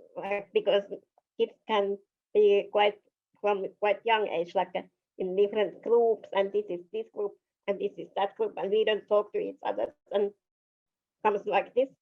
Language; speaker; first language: English; non-native, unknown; Finnish